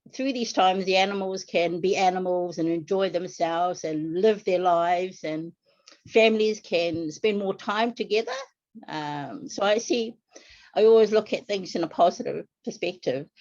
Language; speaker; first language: English; non-native, local second language; Māori